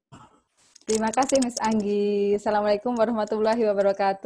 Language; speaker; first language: Indonesian; native; Indonesian